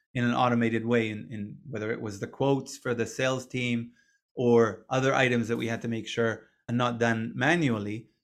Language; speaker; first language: English; non-native, fluent; Hebrew